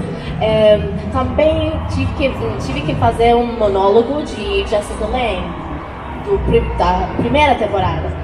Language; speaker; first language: Portuguese; non-native, learner; English